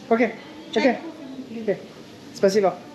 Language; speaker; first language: English; non-native, learner; French